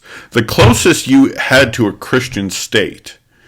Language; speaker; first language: English; native; English